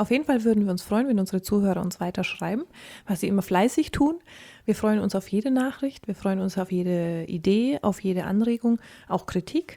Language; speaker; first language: German; native; German